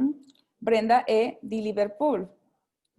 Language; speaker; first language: Italian; non-native, fluent; Spanish